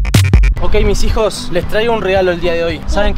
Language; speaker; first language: Spanish; native; Spanish